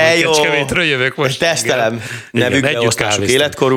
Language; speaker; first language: Hungarian; native; Hungarian